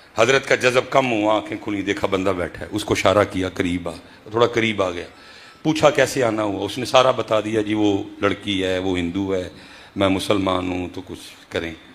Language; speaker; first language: Urdu; non-native, local second language; Punjabi